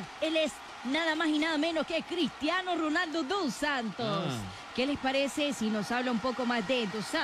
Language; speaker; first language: Spanish; native; Spanish